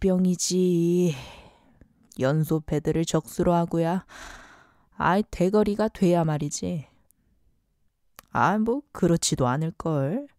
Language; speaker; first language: Korean; native; Korean